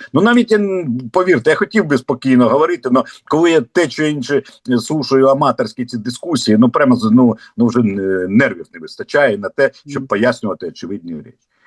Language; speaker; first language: Ukrainian; non-native, local second language; Russian